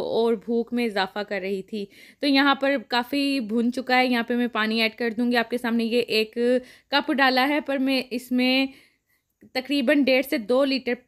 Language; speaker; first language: Urdu; non-native, local second language; Punjabi